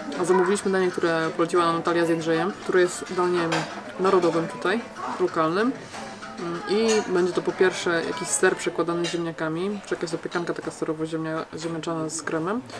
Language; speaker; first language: Polish; native; Polish